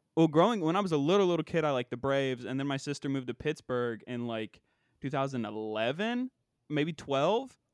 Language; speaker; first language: English; native; English